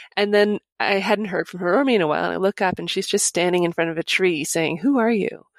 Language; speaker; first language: English; native; English